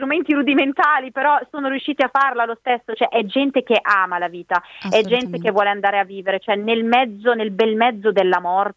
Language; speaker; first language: Italian; native; Italian